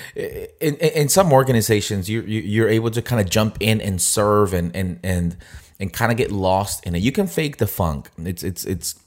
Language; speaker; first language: English; non-native, fluent; Spanish